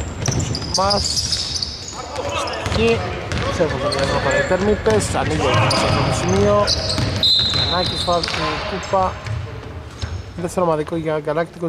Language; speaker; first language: Greek; native; Greek